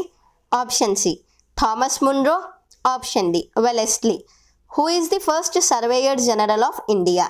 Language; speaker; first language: English; non-native, local second language; Telugu